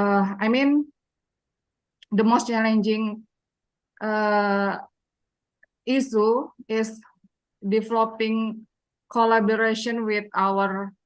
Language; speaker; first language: English; non-native, learner; Indonesian